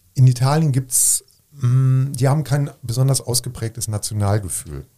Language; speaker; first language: German; native; German